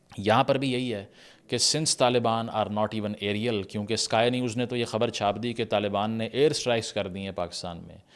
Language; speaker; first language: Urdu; native; Urdu